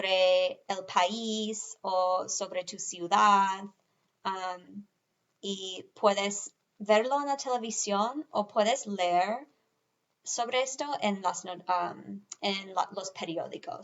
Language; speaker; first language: Spanish; non-native, fluent; English